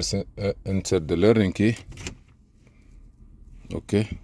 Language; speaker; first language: English; non-native, fluent; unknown